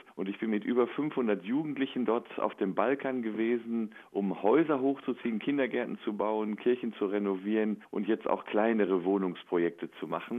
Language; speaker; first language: German; native; German